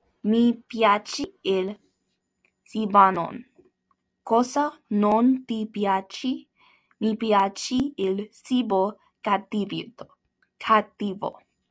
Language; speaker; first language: Italian; non-native, learner; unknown